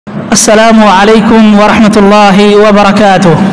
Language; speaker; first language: Arabic; non-native, fluent; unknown